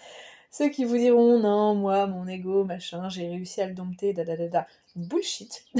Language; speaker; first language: French; native; French